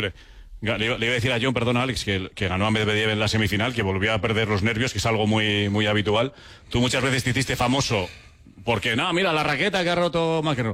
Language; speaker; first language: Spanish; native; Spanish